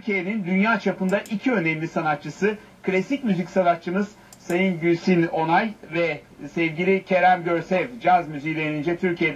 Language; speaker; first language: Turkish; native; Turkish